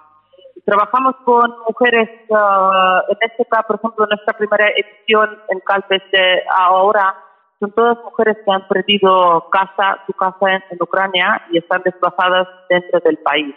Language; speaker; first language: Spanish; non-native, fluent; Ukrainian